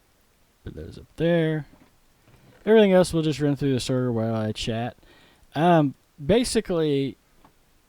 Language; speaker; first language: English; native; English